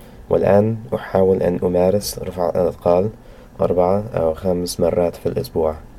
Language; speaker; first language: Arabic; non-native, learner; English